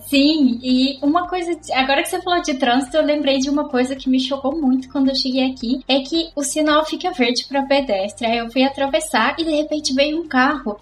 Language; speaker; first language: Portuguese; native; Portuguese